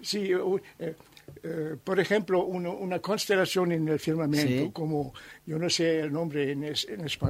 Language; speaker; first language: Spanish; non-native, learner; German